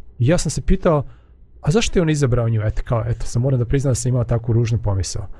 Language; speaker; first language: Bosnian; native; Bosnian